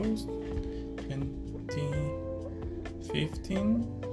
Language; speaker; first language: English; non-native, learner; Spanish